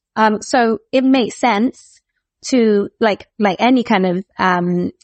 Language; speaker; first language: English; native; English